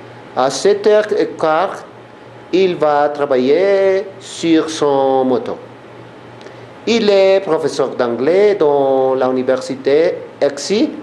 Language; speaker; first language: French; non-native, learner; Spanish